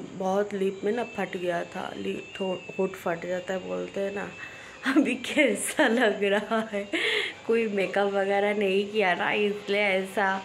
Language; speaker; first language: Hindi; non-native, local second language; Bangla